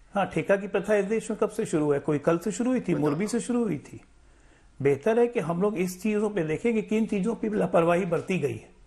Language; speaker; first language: Hindi; native; Hindi